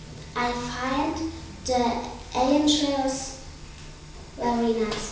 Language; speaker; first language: English; non-native, learner; German